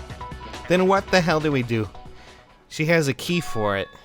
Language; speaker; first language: English; native; English